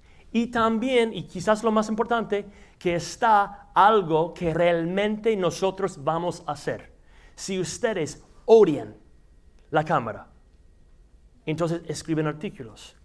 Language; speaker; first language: Spanish; non-native, fluent; English